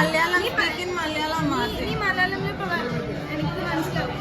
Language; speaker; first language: Malayalam; non-native, learner; Telugu